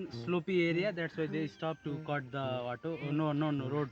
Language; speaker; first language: English; non-native, learner; Nepali